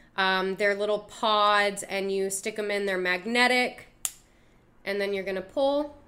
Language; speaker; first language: English; native; English